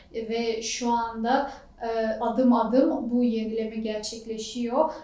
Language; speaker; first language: Turkish; non-native, fluent; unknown